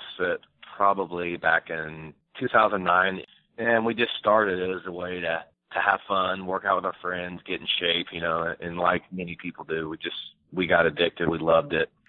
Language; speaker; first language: English; native; English